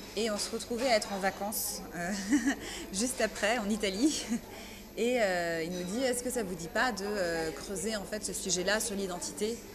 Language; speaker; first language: French; early bilingual, other home language; Persian